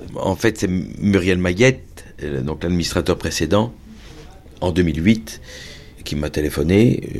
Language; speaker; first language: French; native; French